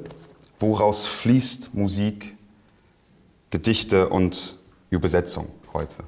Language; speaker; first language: German; non-native, fluent; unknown